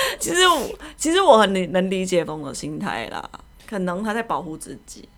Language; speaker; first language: Chinese; native; Chinese